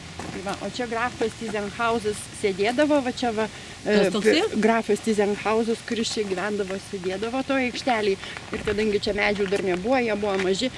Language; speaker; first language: Lithuanian; native; Lithuanian